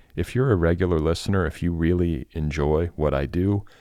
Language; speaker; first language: English; native; English